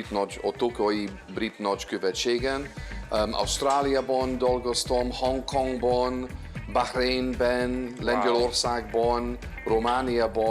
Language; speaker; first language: Hungarian; non-native, fluent; English